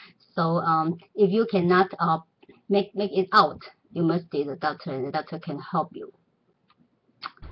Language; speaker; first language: English; non-native, learner; Chinese